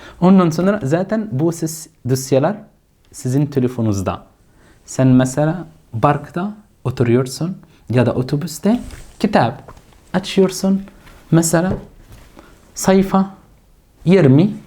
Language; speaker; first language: Turkish; non-native, fluent; Arabic